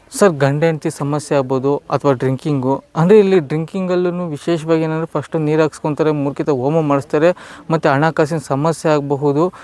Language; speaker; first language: Kannada; native; Kannada